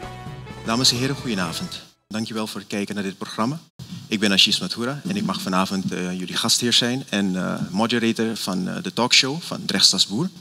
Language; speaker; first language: Dutch; native; Dutch